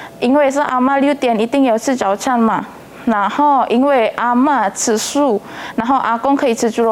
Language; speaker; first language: Chinese; non-native, learner; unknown